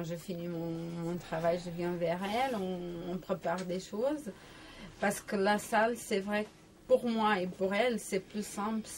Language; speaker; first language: French; non-native, learner; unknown